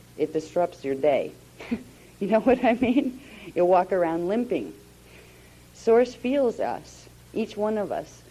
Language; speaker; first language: English; native; English